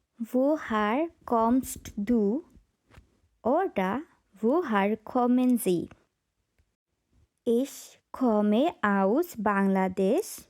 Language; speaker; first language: German; non-native, learner; Bangla